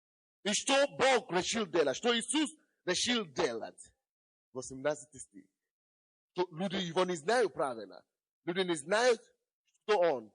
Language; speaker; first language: Russian; non-native, fluent; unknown